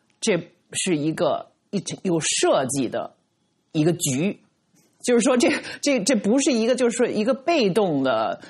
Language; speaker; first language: Chinese; native; Chinese